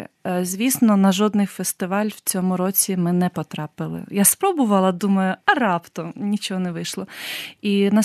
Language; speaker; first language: Ukrainian; native; Ukrainian